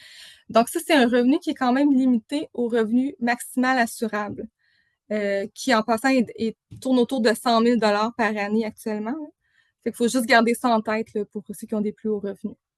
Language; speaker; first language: French; native; French